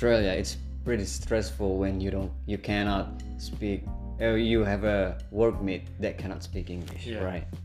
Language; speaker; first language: English; non-native, fluent; Indonesian